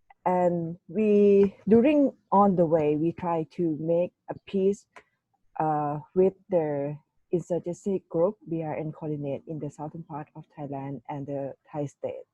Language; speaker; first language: English; non-native, learner; Thai